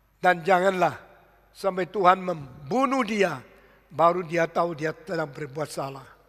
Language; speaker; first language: Indonesian; early bilingual, other home language; Min Nan Chinese